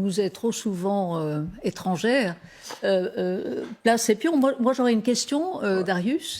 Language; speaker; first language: French; native; French